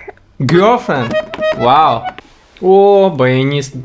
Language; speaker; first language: English; non-native, learner; Russian